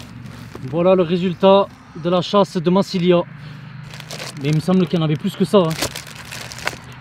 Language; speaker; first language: French; native; French